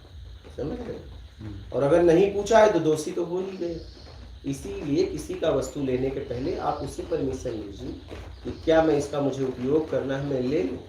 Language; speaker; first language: Hindi; native; Hindi